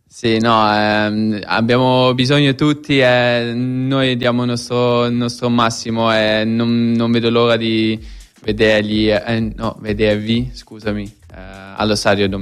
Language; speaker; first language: Italian; non-native, fluent; Dutch